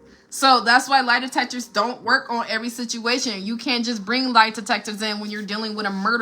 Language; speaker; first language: English; native; English